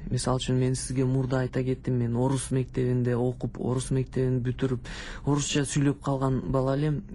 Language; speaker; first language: Kyrgyz; non-native, local second language; Russian